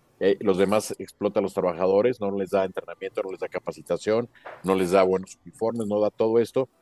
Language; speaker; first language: Spanish; native; Spanish